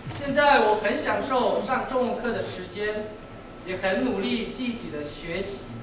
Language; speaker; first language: Chinese; non-native, learner; Korean